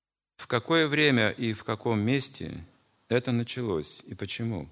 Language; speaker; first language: Russian; native; Russian